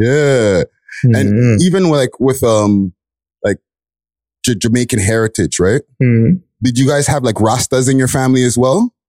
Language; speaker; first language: English; native; English